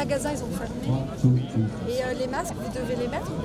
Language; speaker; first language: French; native; French